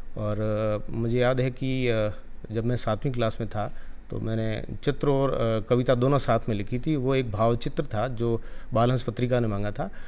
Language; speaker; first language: Hindi; non-native, local second language; Rajasthani